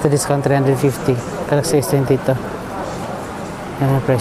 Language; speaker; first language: English; non-native, learner; Filipino